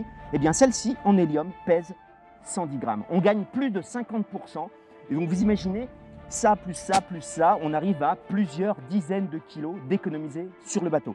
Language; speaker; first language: French; native; French